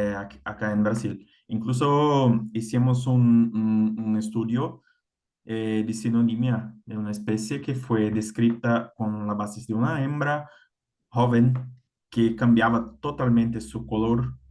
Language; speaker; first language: Spanish; non-native, fluent; Portuguese